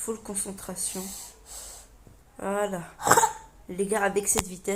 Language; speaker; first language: French; native; French